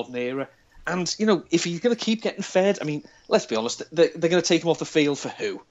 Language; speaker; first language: English; native; English